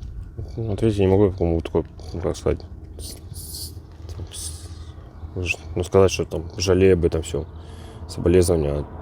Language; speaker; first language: Russian; native; Russian